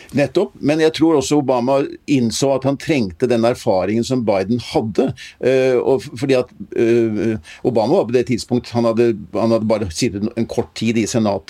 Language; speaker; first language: Norwegian; native; Norwegian